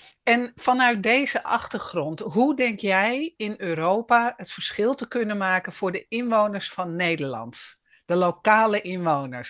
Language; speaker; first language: Dutch; native; Dutch